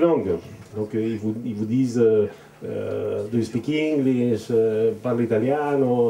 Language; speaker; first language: French; non-native, fluent; Spanish